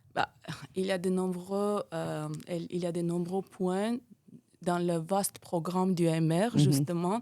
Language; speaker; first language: French; non-native, fluent; Armenian